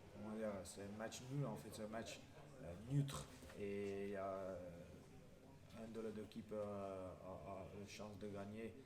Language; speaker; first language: French; non-native, fluent; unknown